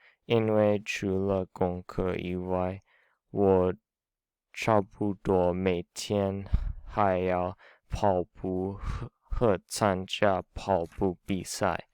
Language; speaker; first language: Chinese; non-native, learner; English